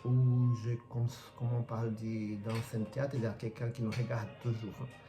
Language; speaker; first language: French; non-native, fluent; Portuguese